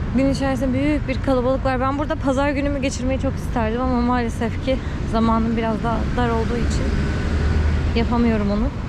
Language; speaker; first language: Turkish; native; Turkish